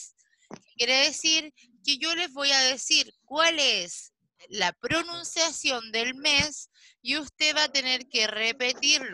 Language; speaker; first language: Spanish; native; Spanish